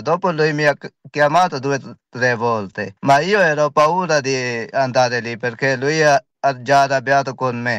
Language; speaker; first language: Italian; non-native, learner; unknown